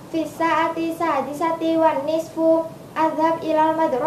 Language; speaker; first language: Arabic; non-native, learner; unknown